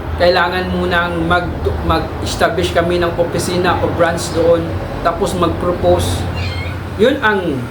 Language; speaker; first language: Filipino; non-native, local second language; Cebuano